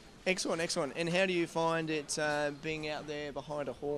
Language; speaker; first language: English; native; English